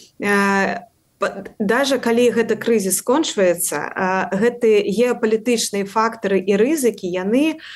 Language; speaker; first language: Belarusian; non-native, local second language; Russian